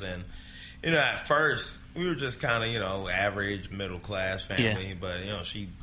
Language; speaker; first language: English; native; English